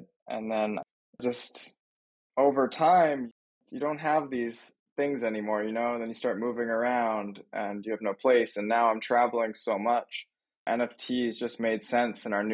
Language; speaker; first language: English; native; English